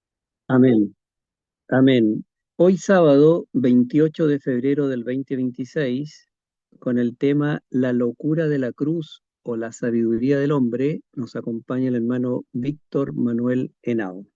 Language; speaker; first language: Spanish; native; Spanish